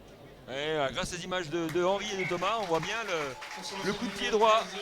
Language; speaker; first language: French; native; French